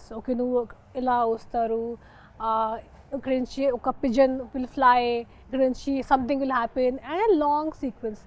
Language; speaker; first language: Telugu; non-native, local second language; Hindi